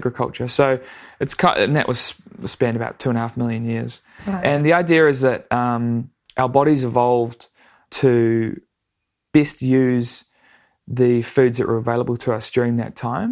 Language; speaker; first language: English; native; English